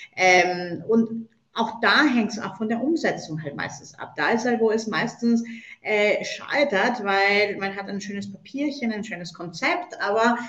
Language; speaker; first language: German; non-native, fluent; Spanish